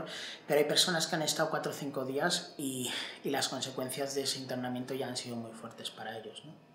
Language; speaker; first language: Spanish; native; Spanish